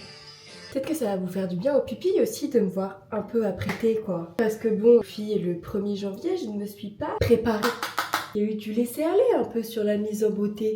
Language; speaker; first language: French; native; French